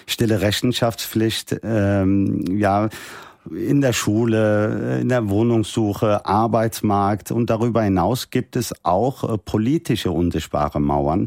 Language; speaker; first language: German; early bilingual, other home language; Turkish